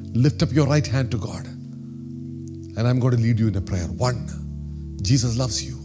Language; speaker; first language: English; non-native, local second language; Malayalam